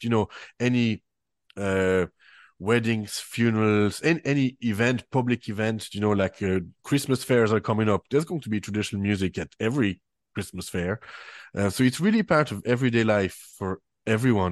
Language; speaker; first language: English; non-native, fluent; French